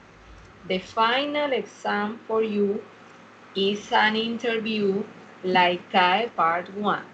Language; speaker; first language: English; non-native, fluent; Spanish